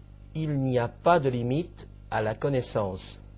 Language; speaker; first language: French; non-native, fluent; Chinese